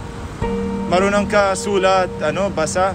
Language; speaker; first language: Filipino; non-native, learner; Arabic